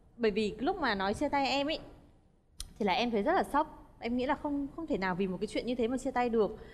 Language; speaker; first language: Vietnamese; native; Vietnamese